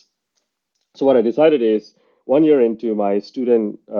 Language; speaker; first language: English; non-native, local second language; Tamil